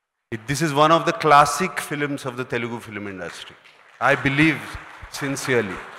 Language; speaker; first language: English; non-native, local second language; Telugu